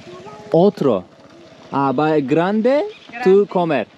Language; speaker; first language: Spanish; non-native, learner; Turkish